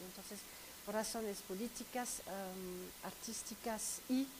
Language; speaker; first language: Spanish; non-native, fluent; French